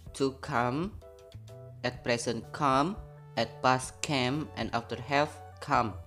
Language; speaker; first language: English; non-native, fluent; Indonesian